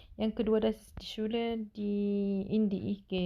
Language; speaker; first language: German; non-native, learner; Indonesian